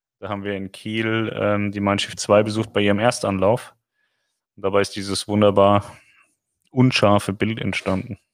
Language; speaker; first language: German; native; German